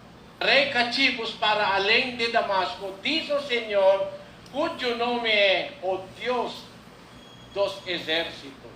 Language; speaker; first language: Portuguese; non-native, learner; Filipino